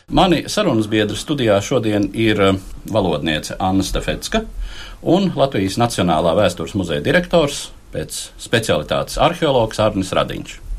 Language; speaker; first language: Latvian; native; Latvian